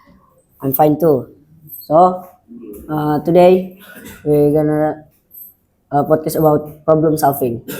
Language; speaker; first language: English; non-native, learner; Indonesian